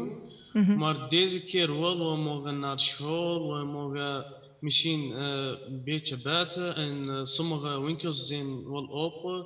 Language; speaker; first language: Dutch; non-native, learner; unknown